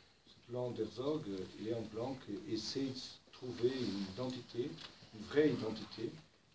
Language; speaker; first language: French; non-native, fluent; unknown